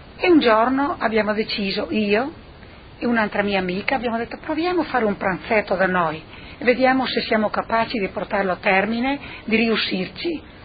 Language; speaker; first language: Italian; non-native, local second language; Friulian